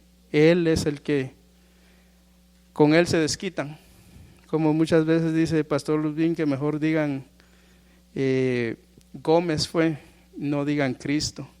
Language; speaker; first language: Spanish; native; Spanish